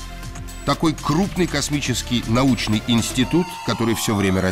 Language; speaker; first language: Russian; native; Russian